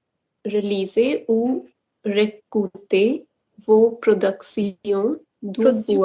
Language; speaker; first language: French; non-native, learner; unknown